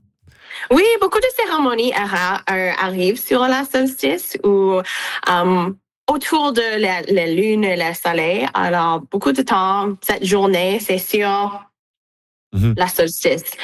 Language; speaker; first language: French; non-native, local second language; English